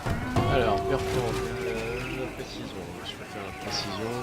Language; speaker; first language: French; native; French